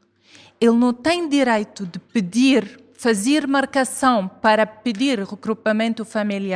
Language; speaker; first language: Portuguese; non-native, fluent; Arabic